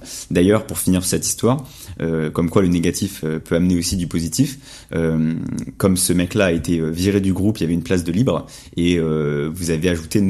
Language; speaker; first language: French; native; French